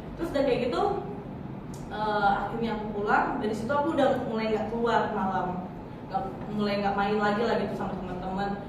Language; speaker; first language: Indonesian; native; Indonesian